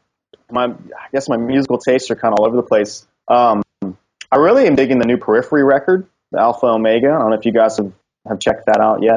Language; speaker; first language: English; native; English